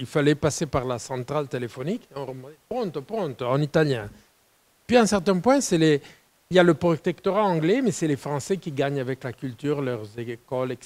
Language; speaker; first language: French; non-native, fluent; Italian